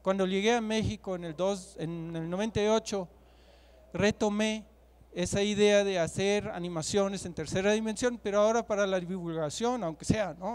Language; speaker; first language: Spanish; non-native, fluent; German